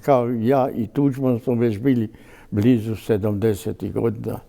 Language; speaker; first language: Croatian; native; Croatian